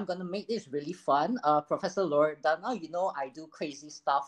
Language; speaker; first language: English; non-native, local second language; Chinese